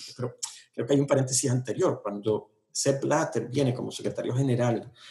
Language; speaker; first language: Spanish; native; Spanish